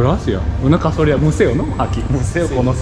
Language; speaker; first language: Spanish; non-native, learner; Japanese